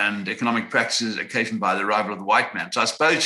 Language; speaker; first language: English; native; English